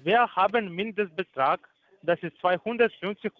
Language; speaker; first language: German; non-native, learner; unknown